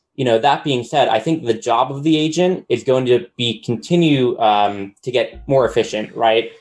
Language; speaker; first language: English; native; English